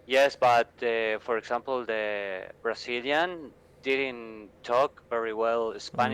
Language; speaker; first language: English; non-native, learner; Spanish